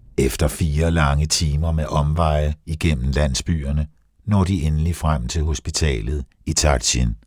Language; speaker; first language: Danish; native; Danish